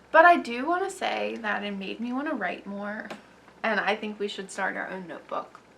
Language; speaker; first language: English; native; English